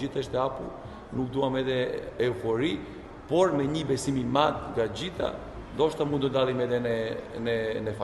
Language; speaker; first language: Albanian; non-native, learner; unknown